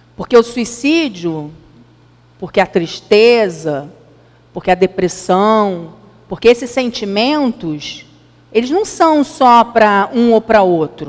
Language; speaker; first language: Portuguese; native; Portuguese